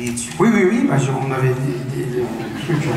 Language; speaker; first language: French; native; French